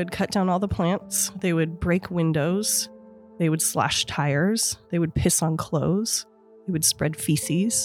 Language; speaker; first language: English; native; English